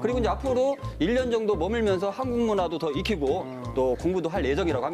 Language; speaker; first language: Korean; native; Korean